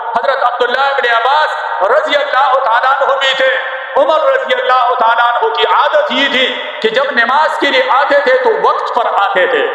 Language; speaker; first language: Urdu; non-native, local second language; Pashto